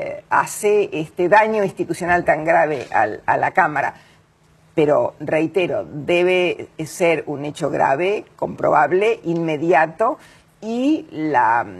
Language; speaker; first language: Spanish; native; Spanish